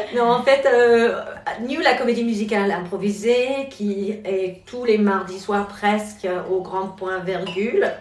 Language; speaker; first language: French; non-native, fluent; English